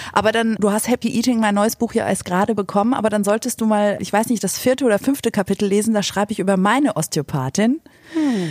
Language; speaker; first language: German; native; German